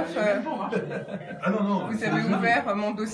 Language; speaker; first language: French; native; French